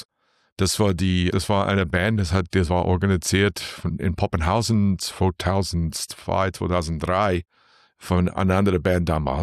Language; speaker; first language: German; non-native, learner; English